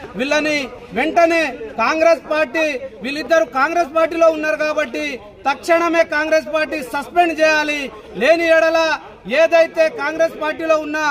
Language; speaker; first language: Telugu; non-native, local second language; Lambadi